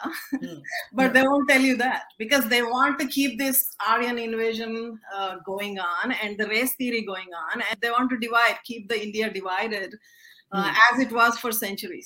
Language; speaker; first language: English; non-native, local second language; Telugu